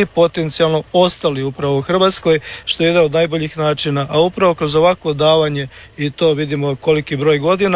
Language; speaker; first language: Serbian; native; Serbian